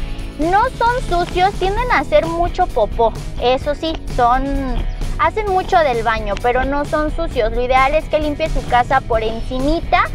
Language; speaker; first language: Spanish; native; Spanish